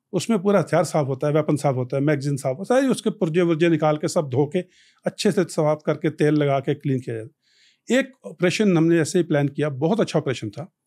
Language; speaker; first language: Hindi; non-native, local second language; Punjabi